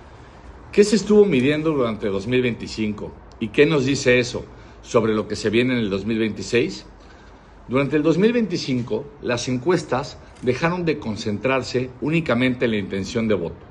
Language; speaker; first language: Spanish; native; Spanish